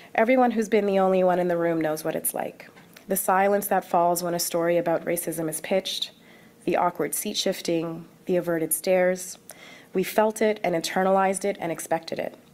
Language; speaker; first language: English; early bilingual, other home language; Arabic